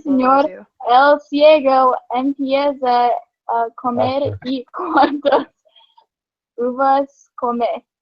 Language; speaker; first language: Spanish; non-native, learner; English